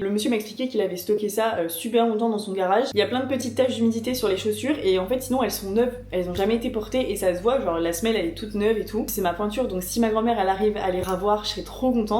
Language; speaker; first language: French; native; French